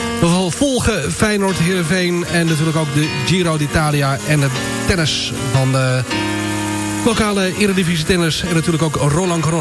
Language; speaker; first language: Dutch; native; Dutch